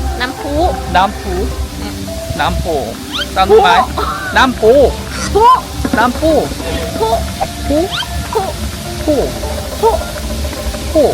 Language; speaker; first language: Thai; non-native, learner; Korean